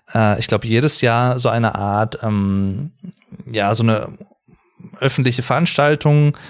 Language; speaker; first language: German; native; German